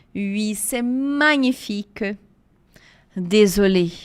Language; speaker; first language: French; non-native, fluent; Portuguese